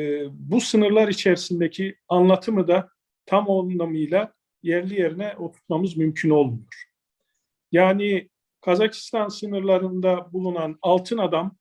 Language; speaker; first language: Turkish; native; Turkish